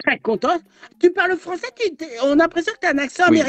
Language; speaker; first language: French; native; French